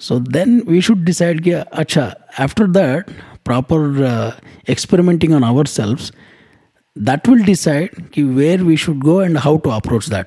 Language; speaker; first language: English; non-native, local second language; Kannada